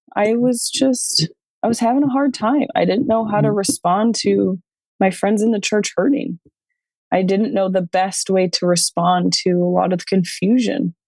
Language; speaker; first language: English; native; English